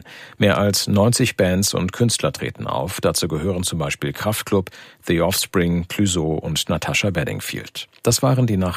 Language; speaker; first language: German; native; German